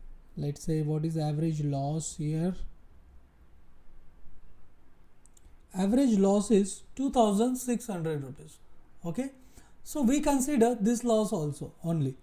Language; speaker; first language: English; non-native, local second language; Hindi